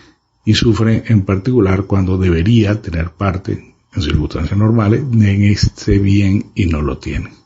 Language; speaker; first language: Spanish; native; Spanish